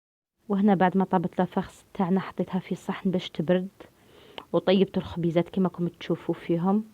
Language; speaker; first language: Arabic; native; Arabic